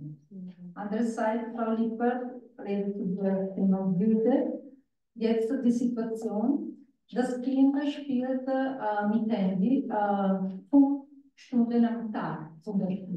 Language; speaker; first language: German; non-native, learner; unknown